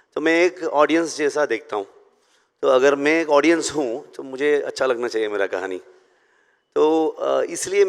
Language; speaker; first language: Hindi; non-native, local second language; Kannada